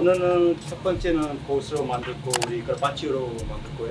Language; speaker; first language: Korean; non-native, learner; English